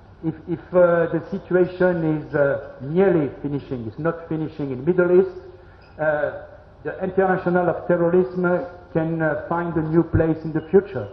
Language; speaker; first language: English; non-native, learner; French